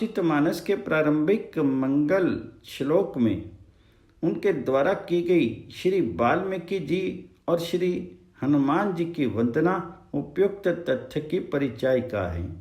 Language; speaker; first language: Hindi; native; Hindi